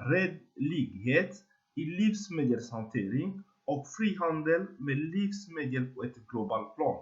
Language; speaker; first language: Swedish; non-native, fluent; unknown